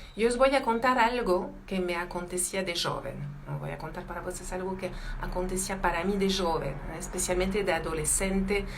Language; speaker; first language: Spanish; non-native, fluent; French